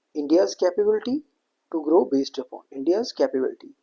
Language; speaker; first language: English; non-native, local second language; Punjabi